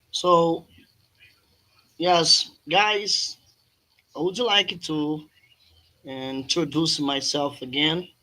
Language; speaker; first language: English; non-native, fluent; Portuguese